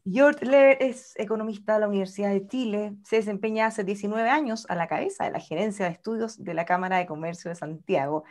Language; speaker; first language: Spanish; native; Spanish